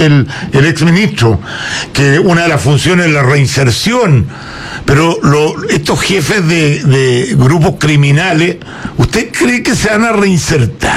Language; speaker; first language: Spanish; native; Spanish